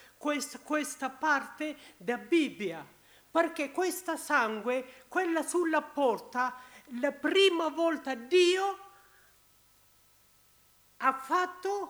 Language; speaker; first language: Italian; non-native, learner; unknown